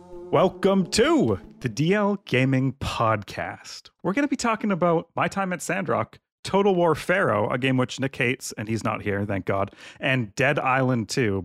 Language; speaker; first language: English; native; English